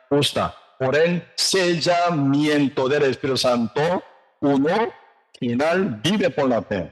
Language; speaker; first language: Spanish; non-native, learner; Korean